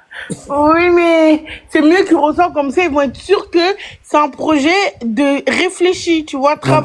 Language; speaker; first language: French; native; French